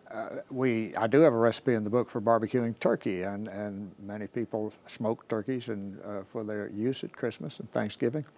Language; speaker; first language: English; native; English